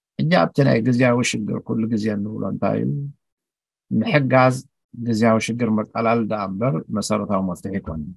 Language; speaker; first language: Tigrinya; native; Tigrinya